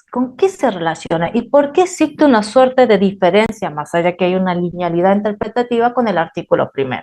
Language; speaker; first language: Spanish; native; Spanish